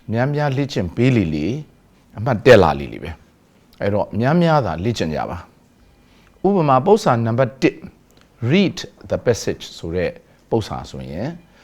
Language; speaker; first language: Burmese; native; Burmese